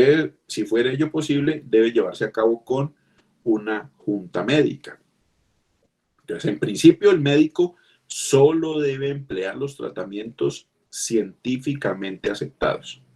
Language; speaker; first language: Spanish; native; Spanish